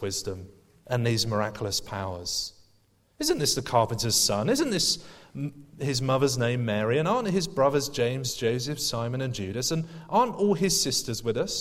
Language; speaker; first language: English; native; English